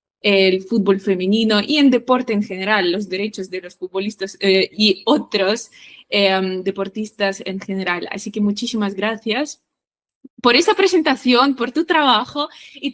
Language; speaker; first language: Spanish; non-native, fluent; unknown